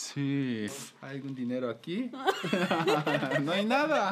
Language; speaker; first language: Spanish; non-native, learner; Korean